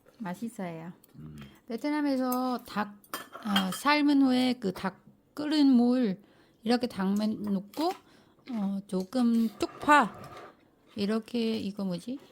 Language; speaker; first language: Korean; non-native, learner; Vietnamese